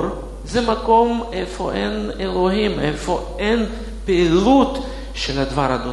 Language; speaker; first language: Hebrew; non-native, fluent; Russian